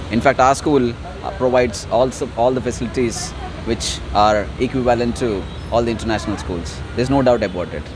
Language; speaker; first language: English; non-native, local second language; Telugu